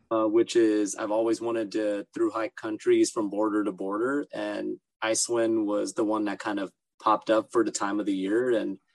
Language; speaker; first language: English; native; English